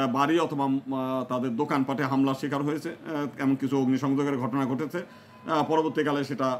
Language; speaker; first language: Bangla; native; Bangla